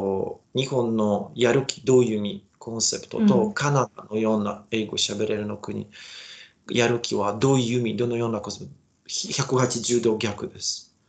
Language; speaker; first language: Japanese; non-native, learner; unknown